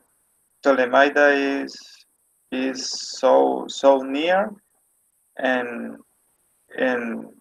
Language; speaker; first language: English; non-native, learner; Spanish